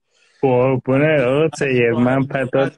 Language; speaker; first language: Persian; non-native, local second language; Azerbaijani